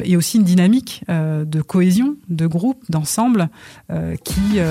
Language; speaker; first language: French; early bilingual, other home language; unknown